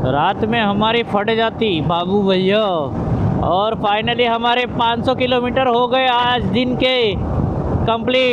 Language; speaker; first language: Hindi; non-native, local second language; Marathi